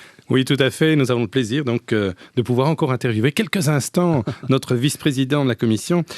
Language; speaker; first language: French; native; French